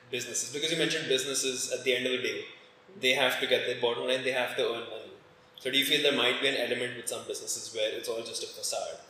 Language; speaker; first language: English; non-native, local second language; Hindi